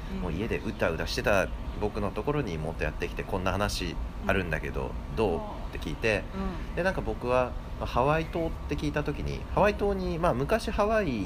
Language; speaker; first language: Japanese; early bilingual, heritage; English